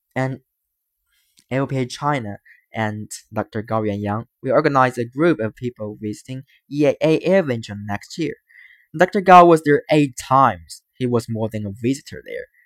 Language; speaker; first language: English; non-native, fluent; Chinese